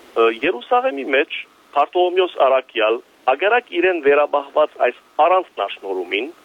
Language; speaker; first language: Armenian; early bilingual, heritage; Armenian